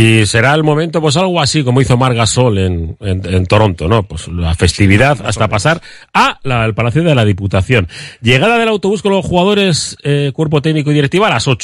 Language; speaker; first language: Spanish; native; Spanish